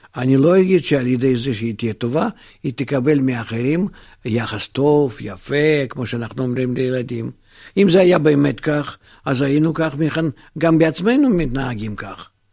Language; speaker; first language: Hebrew; non-native, fluent; Russian